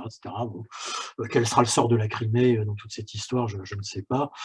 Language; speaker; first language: French; native; French